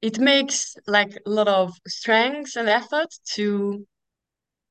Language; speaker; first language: English; non-native, fluent; Hungarian